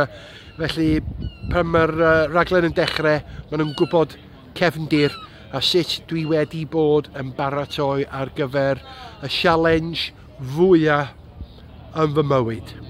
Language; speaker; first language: Welsh; non-native, local second language; English